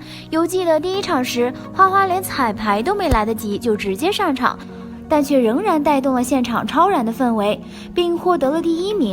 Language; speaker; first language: Chinese; native; Chinese